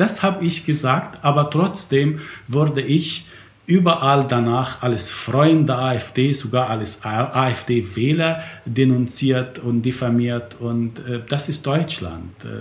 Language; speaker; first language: German; non-native, fluent; Arabic